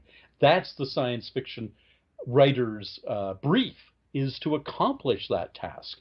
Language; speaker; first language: English; native; English